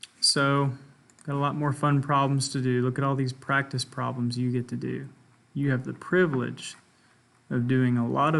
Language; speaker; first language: English; native; English